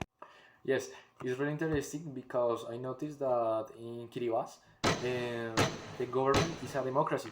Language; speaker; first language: English; non-native, learner; Spanish